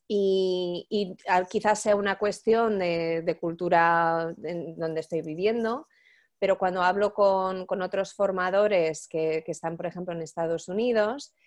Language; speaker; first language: Spanish; native; Spanish